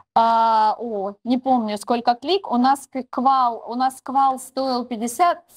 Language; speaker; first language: Russian; native; Russian